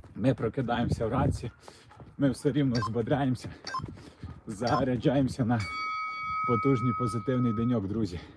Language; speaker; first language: Ukrainian; non-native, local second language; Russian